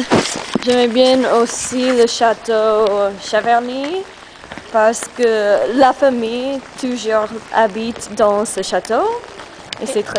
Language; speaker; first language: French; non-native, learner; English